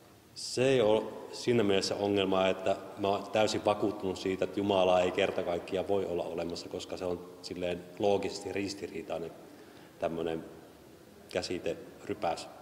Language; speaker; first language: Finnish; native; Finnish